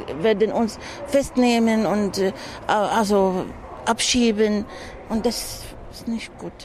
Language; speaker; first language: German; non-native, learner; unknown